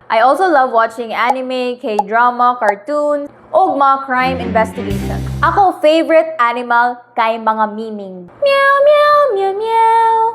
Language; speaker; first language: Cebuano; native; Cebuano